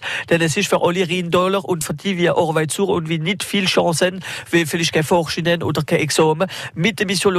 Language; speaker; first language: German; non-native, local second language; French